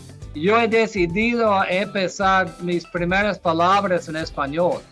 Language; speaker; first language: Spanish; non-native, fluent; English